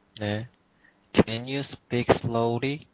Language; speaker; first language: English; non-native, learner; Korean